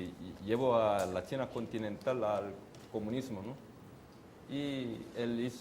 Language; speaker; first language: Spanish; non-native, fluent; Korean